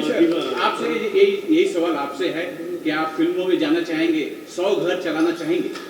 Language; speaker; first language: Hindi; native; Hindi